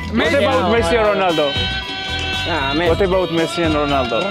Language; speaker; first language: English; non-native, learner; Georgian